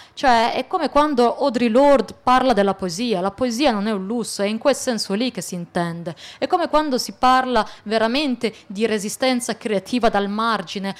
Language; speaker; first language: Italian; early bilingual, other home language; Arabic